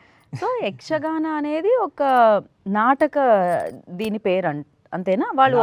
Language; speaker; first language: Telugu; native; Telugu